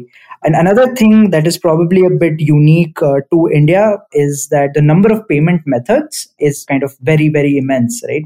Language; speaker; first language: English; non-native, local second language; Hindi